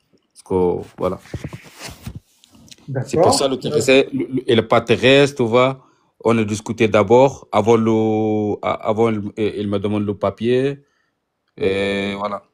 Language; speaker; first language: French; non-native, learner; Arabic